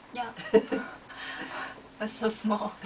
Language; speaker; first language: English; non-native, learner; Chinese